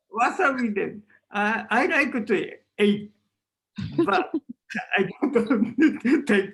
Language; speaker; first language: English; non-native, learner; Japanese